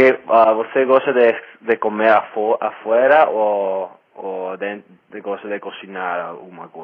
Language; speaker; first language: Portuguese; non-native, learner; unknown